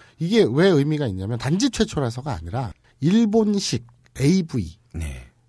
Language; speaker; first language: Korean; native; Korean